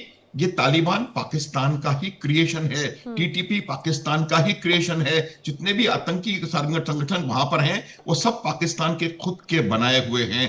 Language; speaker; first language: Hindi; native; Hindi